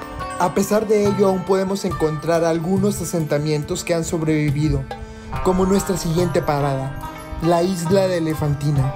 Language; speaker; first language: Spanish; native; Spanish